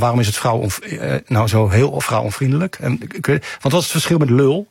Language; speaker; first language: Dutch; native; Dutch